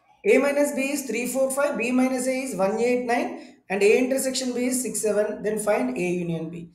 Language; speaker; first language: English; non-native, local second language; Telugu